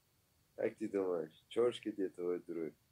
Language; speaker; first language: Russian; non-native, learner; Persian